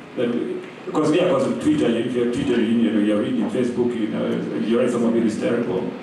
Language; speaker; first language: English; non-native, local second language; Kikuyu